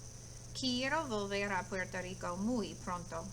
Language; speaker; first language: Spanish; non-native, fluent; English